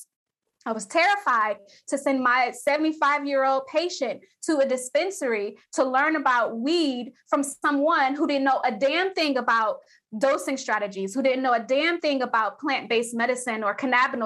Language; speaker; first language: English; native; English